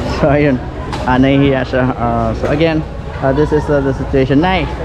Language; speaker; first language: Filipino; non-native, local second language; Bikol